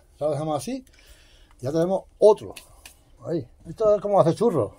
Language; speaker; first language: Spanish; native; Spanish